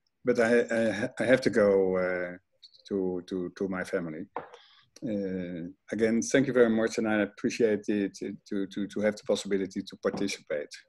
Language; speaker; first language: English; non-native, fluent; Dutch